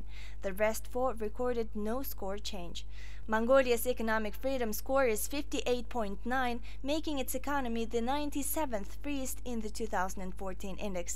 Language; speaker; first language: English; non-native, fluent; Mongolian